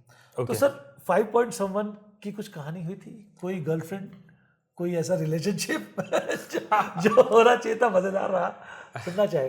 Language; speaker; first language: Hindi; native; Hindi